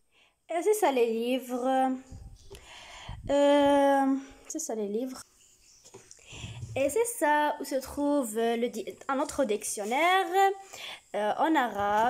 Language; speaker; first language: French; non-native, learner; Arabic